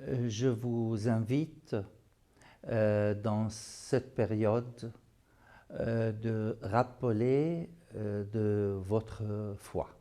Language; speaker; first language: French; non-native, fluent; Arabic